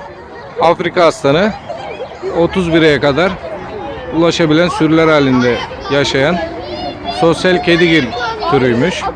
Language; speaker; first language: Turkish; native; Turkish